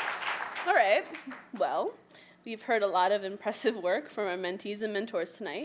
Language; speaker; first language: English; native; English